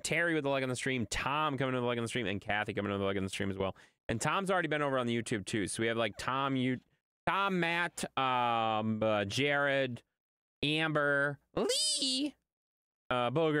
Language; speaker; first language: English; native; English